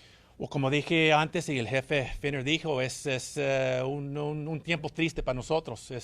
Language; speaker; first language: Spanish; early bilingual, heritage; English